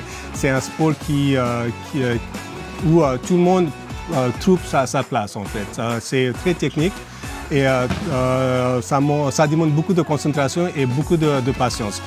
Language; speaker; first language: French; non-native, fluent; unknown